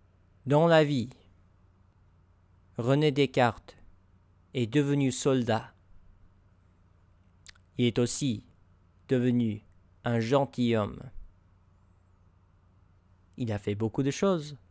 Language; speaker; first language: French; non-native, learner; English